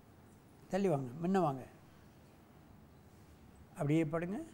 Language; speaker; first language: Tamil; native; Tamil